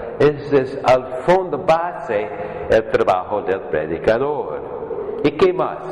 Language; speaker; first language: Spanish; non-native, fluent; English